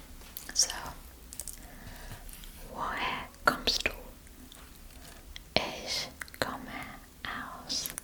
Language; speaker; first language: German; non-native, fluent; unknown